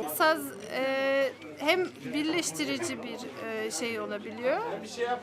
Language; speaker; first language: Turkish; non-native, fluent; Polish